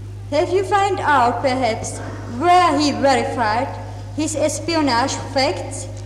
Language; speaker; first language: English; non-native, fluent; Czech